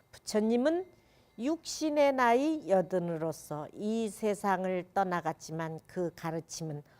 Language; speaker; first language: Korean; native; Korean